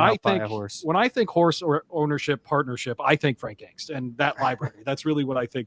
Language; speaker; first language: English; native; English